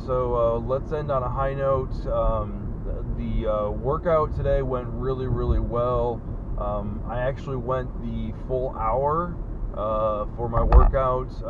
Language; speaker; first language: English; native; English